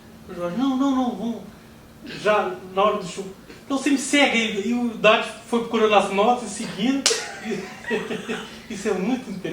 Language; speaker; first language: Portuguese; native; Portuguese